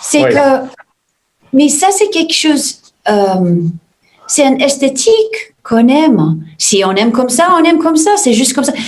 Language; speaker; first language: French; non-native, fluent; English